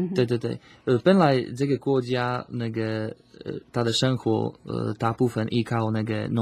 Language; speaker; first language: Chinese; non-native, fluent; Slovak